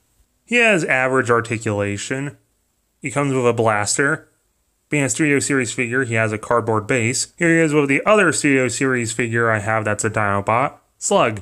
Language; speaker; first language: English; native; English